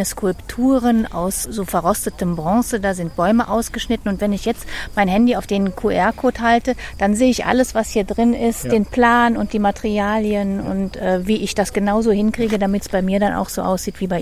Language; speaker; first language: German; native; German